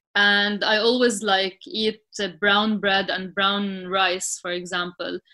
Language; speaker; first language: English; non-native, fluent; Arabic